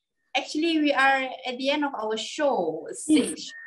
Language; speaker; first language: English; non-native, local second language; Malay